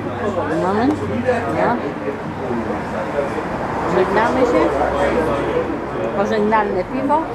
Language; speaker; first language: German; non-native, learner; Polish